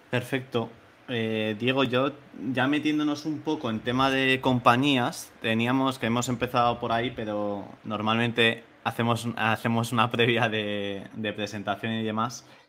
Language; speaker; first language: Spanish; native; Spanish